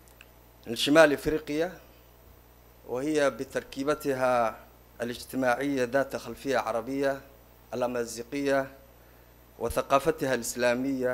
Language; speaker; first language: Arabic; non-native, local second language; Somali